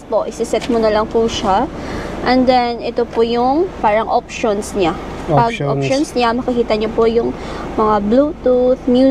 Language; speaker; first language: Filipino; non-native, local second language; Hiligaynon